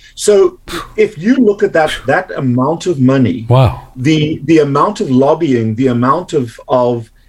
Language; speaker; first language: English; native; English